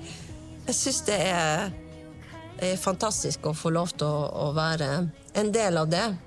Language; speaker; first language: Norwegian; native; Norwegian